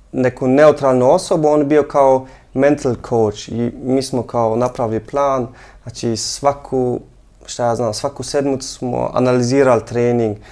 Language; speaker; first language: Serbian; early bilingual, heritage; Serbian